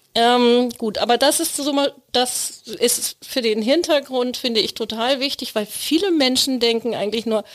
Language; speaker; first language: German; native; German